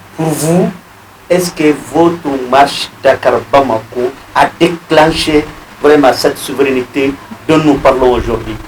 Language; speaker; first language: French; non-native, local second language; Bambara